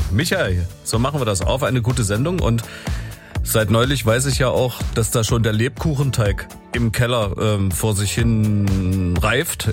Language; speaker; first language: German; native; German